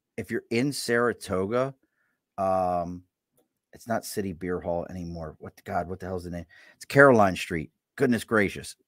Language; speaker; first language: English; native; English